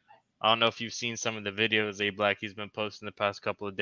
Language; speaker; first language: English; native; English